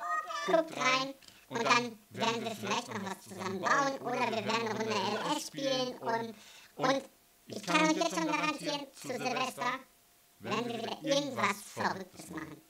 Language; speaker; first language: German; native; German